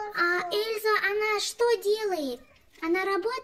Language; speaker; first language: Russian; non-native, local second language; Kazakh